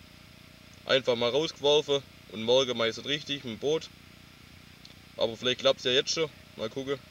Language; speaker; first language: German; native; German